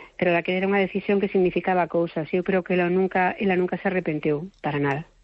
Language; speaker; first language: Galician; non-native, local second language; Spanish